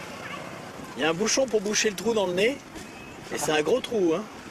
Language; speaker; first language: French; native; French